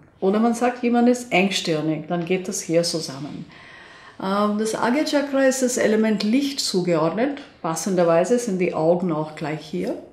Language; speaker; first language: German; non-native, fluent; Hindi